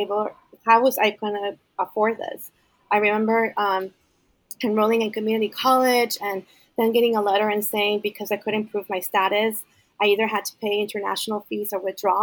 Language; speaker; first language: English; early bilingual, other home language; Spanish